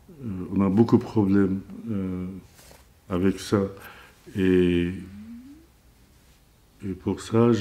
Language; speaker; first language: French; non-native, learner; Azerbaijani